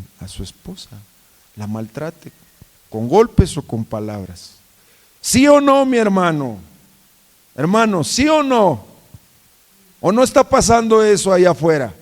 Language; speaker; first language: Spanish; native; Spanish